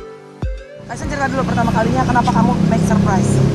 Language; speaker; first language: Indonesian; native; Indonesian